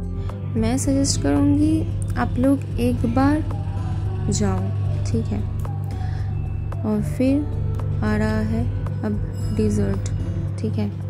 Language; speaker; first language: Hindi; non-native, local second language; Bangla